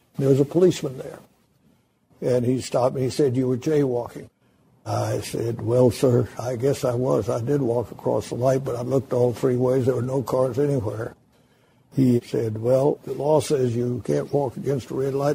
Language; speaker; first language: English; native; English